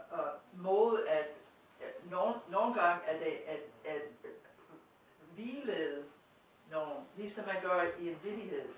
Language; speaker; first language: Danish; non-native, fluent; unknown